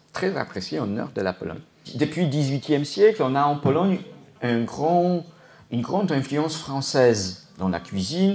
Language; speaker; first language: French; non-native, fluent; Polish